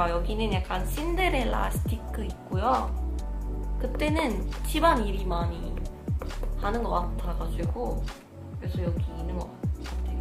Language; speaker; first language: Korean; non-native, fluent; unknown